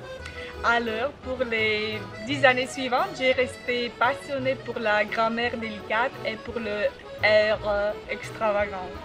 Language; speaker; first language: French; non-native, fluent; Russian